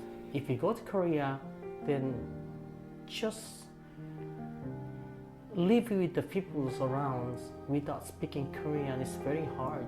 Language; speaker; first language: English; non-native, fluent; Korean